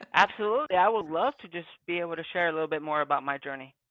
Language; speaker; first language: English; early bilingual, other home language; Spanish